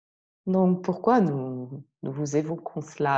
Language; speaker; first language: French; native; French